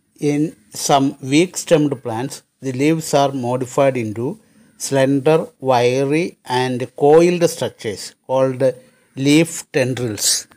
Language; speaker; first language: English; non-native, local second language; Malayalam